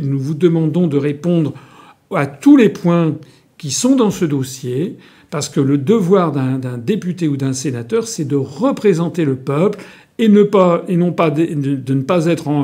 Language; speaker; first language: French; native; French